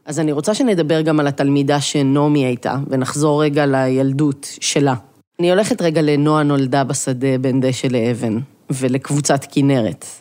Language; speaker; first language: Hebrew; native; Hebrew